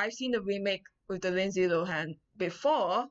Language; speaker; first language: English; non-native, local second language; Chinese